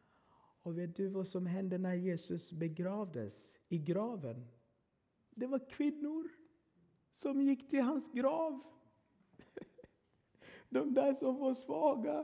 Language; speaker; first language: Swedish; non-native, fluent; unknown